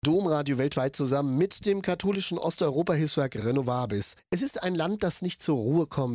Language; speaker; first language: German; native; German